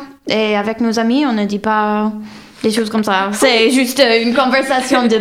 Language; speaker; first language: French; non-native, fluent; English